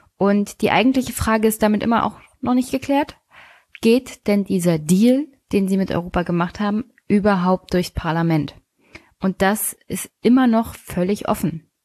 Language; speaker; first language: German; native; German